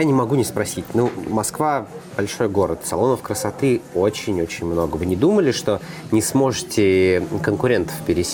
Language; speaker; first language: Russian; native; Russian